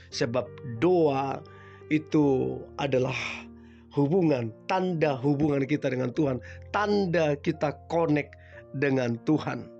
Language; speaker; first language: Indonesian; native; Indonesian